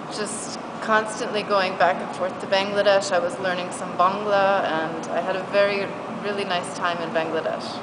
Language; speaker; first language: English; native; English